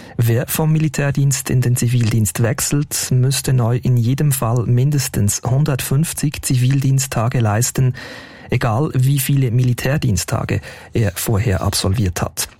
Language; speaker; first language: German; native; German